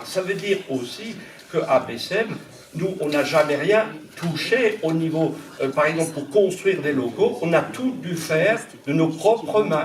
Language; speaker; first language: French; non-native, local second language; Swiss German